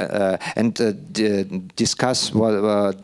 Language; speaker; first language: English; non-native, learner; Russian